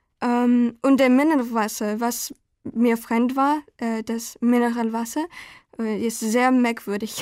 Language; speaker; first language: German; non-native, learner; Spanish